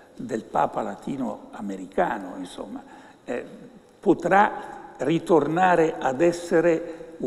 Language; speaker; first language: Italian; native; Italian